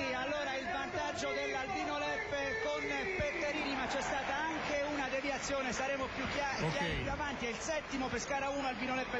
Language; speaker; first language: Italian; native; Italian